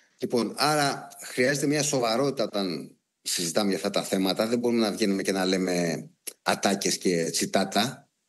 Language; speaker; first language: Greek; native; Greek